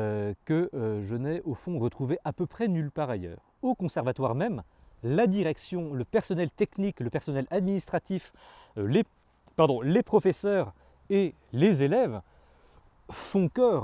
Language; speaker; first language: French; native; French